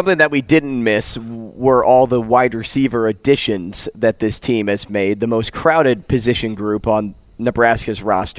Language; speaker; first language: English; native; English